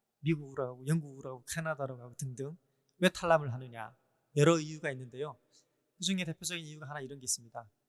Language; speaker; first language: Korean; native; Korean